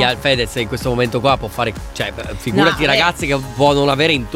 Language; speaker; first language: Italian; native; Italian